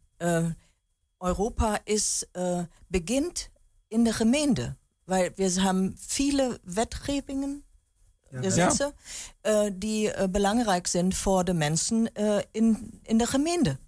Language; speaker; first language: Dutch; non-native, learner; German